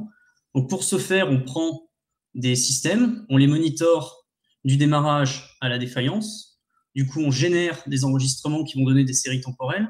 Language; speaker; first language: French; native; French